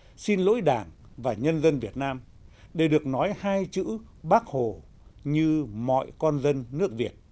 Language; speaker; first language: Vietnamese; native; Vietnamese